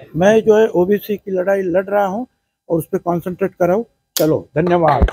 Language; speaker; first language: Hindi; non-native, local second language; Marathi